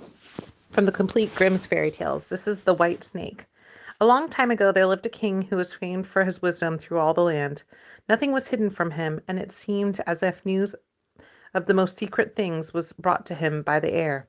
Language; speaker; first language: English; native; English